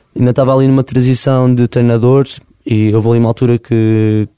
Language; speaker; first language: Portuguese; native; Portuguese